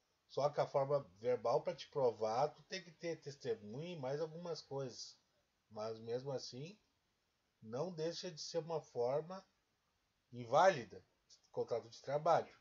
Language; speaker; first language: Portuguese; native; Portuguese